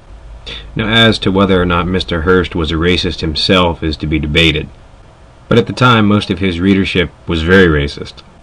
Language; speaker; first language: English; native; English